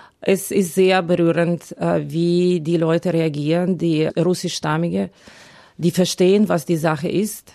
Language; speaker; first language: German; non-native, fluent; Ukrainian